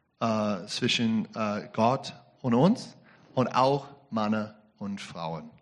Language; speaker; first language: German; non-native, learner; English